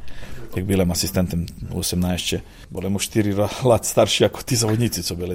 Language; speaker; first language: Polish; non-native, fluent; Serbian